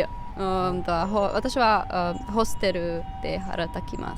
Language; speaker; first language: Japanese; non-native, learner; Czech